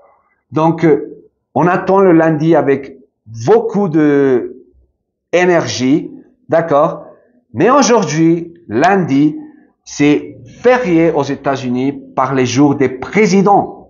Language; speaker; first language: French; non-native, fluent; Spanish